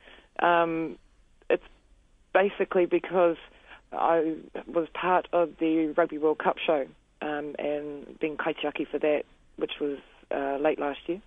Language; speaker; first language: English; native; English